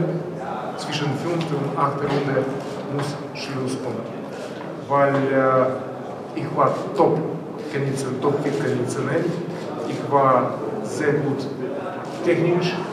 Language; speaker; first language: German; non-native, learner; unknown